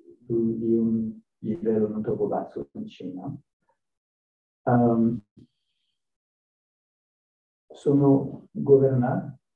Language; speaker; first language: Italian; non-native, learner; French